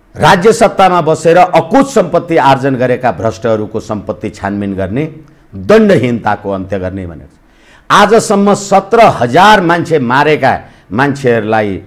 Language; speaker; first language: Nepali; native; Nepali